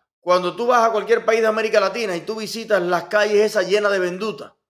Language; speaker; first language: Spanish; native; Spanish